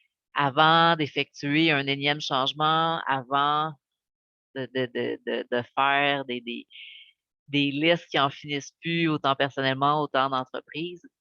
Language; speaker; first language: French; native; French